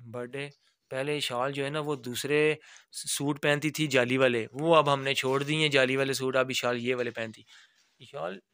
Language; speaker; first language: Urdu; non-native, local second language; Punjabi